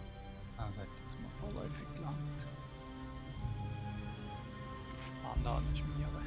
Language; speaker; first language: German; native; German